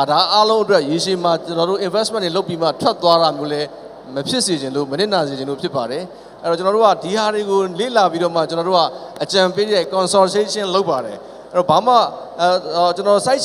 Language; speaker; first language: Burmese; native; Burmese